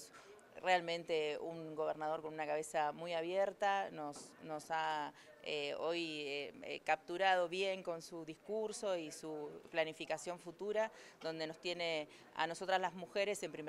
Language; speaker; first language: Spanish; native; Spanish